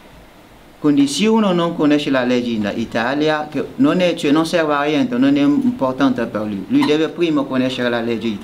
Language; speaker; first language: Italian; non-native, learner; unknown